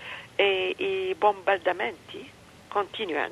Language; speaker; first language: Italian; non-native, fluent; Arabic